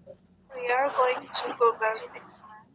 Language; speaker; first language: English; non-native, fluent; Indonesian